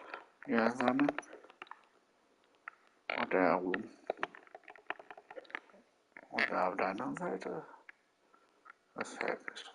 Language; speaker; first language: German; non-native, learner; Vietnamese